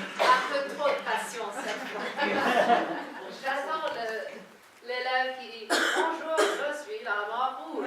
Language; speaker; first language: French; non-native, fluent; English